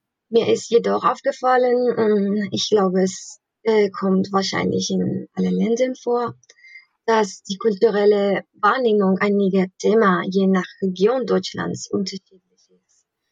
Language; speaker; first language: German; non-native, fluent; Spanish